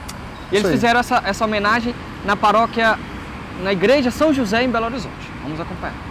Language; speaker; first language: Portuguese; native; Portuguese